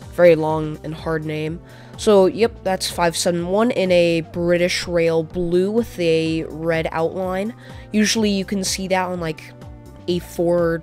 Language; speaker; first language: English; native; English